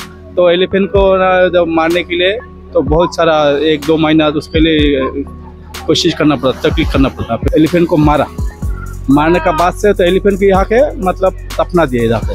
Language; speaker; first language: Hindi; non-native, local second language; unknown